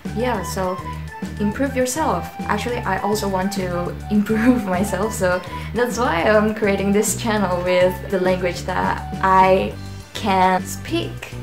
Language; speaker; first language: English; non-native, fluent; Indonesian